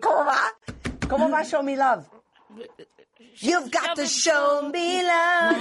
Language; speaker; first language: Spanish; native; Spanish